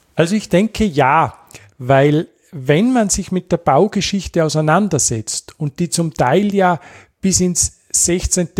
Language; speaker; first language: German; native; German